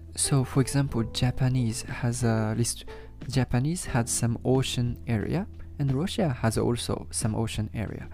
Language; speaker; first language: English; non-native, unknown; Japanese